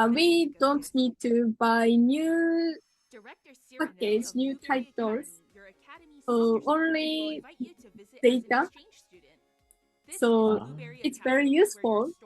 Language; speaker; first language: English; non-native, learner; Japanese